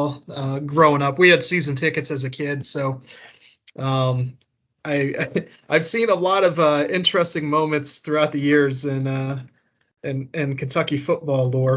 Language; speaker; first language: English; native; English